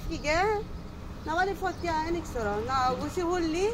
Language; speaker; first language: Greek; non-native, learner; Turkish